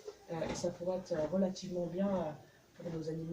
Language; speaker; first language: French; native; French